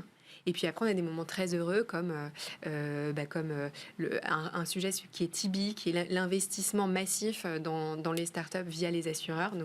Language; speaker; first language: French; native; French